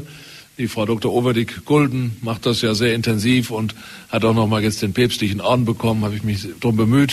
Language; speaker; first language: German; native; German